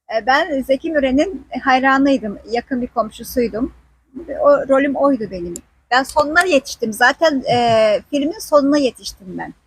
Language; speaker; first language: Turkish; native; Turkish